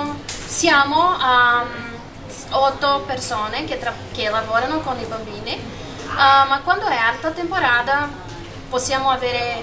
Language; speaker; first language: Italian; non-native, learner; Spanish